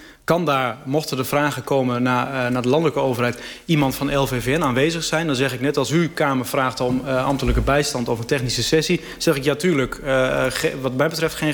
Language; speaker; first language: Dutch; native; Dutch